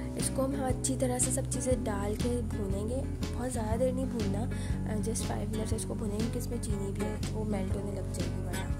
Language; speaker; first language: Urdu; native; Urdu